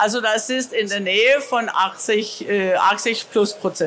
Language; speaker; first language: German; non-native, learner; Danish